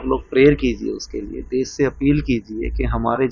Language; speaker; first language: Hindi; native; Hindi